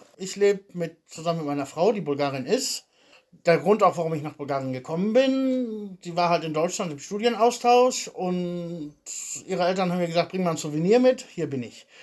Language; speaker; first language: German; native; German